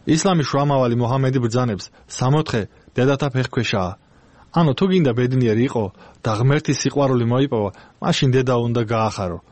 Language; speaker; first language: Georgian; non-native, local second language; Azerbaijani